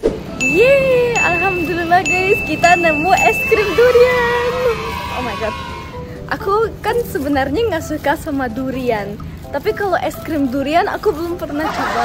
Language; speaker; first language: Indonesian; non-native, fluent; German